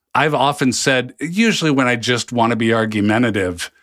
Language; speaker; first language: English; native; English